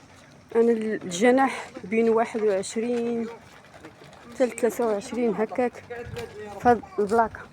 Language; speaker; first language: Arabic; native; Arabic